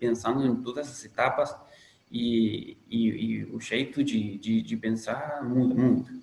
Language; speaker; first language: Portuguese; non-native, fluent; Spanish